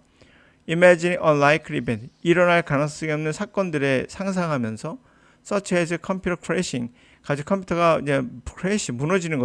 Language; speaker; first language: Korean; native; Korean